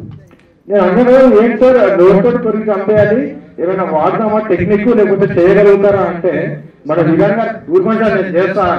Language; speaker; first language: Telugu; native; Telugu